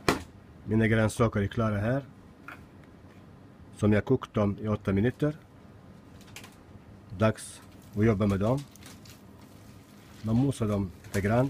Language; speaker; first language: Swedish; non-native, learner; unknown